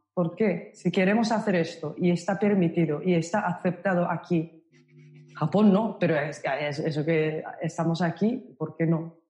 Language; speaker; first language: Spanish; non-native, fluent; Japanese